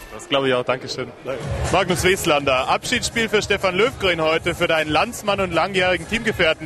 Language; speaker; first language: German; native; German